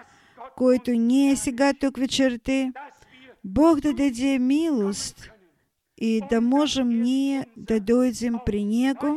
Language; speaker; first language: Bulgarian; non-native, fluent; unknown